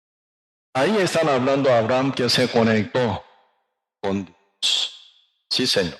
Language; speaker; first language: Spanish; non-native, learner; Korean